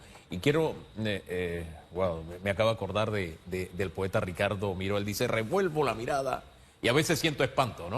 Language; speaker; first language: Spanish; native; Spanish